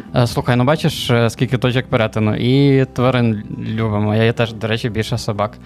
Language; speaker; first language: Ukrainian; non-native, local second language; Russian